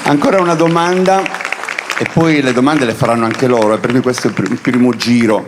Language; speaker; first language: Italian; native; Italian